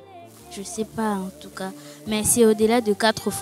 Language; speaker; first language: French; non-native, local second language; Lingala